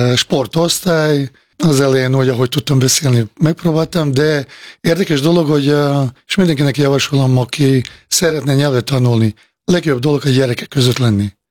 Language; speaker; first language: Hungarian; non-native, fluent; Bosnian